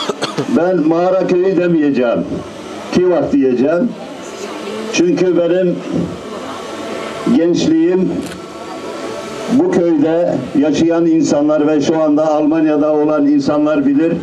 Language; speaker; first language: Turkish; native; Turkish